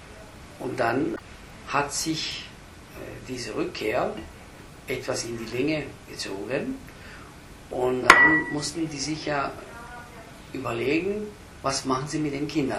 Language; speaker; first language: German; early bilingual, other home language; Turkish